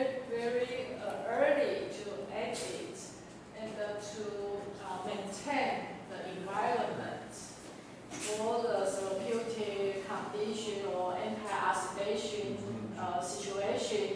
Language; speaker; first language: English; non-native, learner; Chinese